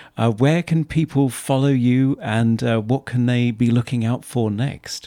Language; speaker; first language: English; native; English